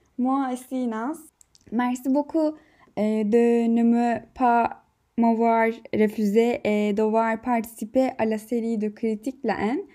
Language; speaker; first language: French; non-native, learner; Turkish